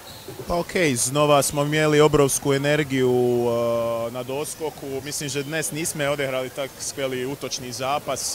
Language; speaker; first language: Czech; non-native, fluent; Croatian